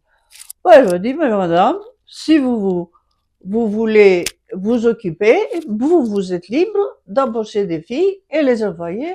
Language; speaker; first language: French; non-native, fluent; Greek